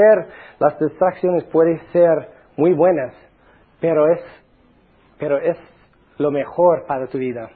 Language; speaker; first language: Spanish; non-native, fluent; English